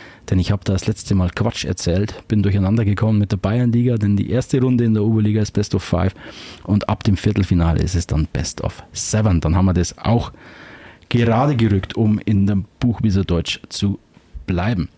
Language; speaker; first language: German; native; German